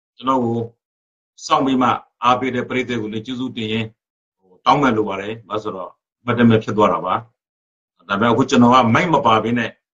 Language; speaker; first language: Burmese; non-native, local second language; Rohingya